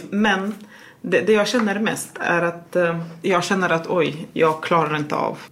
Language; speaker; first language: Swedish; non-native, fluent; Arabic